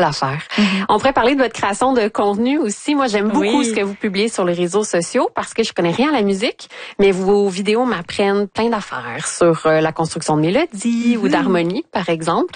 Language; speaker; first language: French; native; French